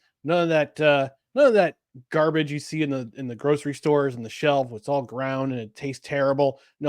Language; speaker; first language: English; native; English